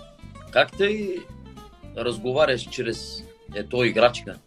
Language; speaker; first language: Russian; non-native, learner; Bulgarian